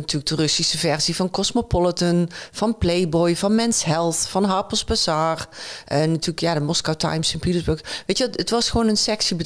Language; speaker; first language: Dutch; native; Dutch